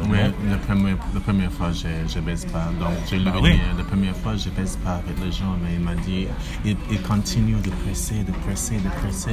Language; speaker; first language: French; non-native, learner; English